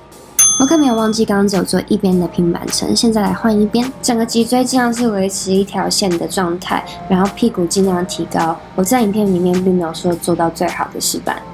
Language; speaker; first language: Chinese; native; Chinese